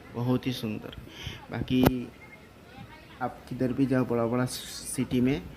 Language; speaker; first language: Hindi; non-native, local second language; Bangla